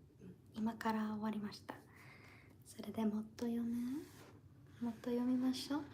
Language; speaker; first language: Japanese; non-native, learner; English